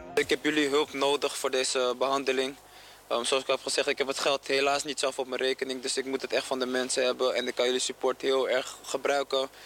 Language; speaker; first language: Dutch; native; Dutch